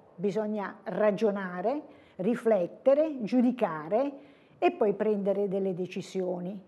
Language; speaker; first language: Italian; native; Italian